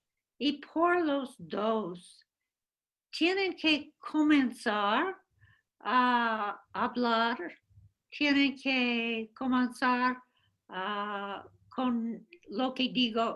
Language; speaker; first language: Spanish; non-native, fluent; English